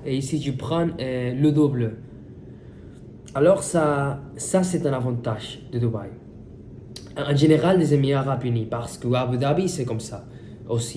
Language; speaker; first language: French; non-native, fluent; Spanish